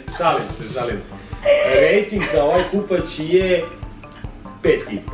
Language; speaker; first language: Bosnian; native; Bosnian